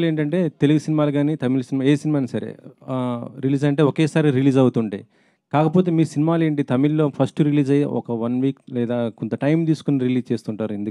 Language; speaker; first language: Telugu; native; Telugu